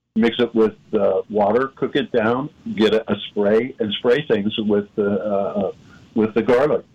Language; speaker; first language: English; native; English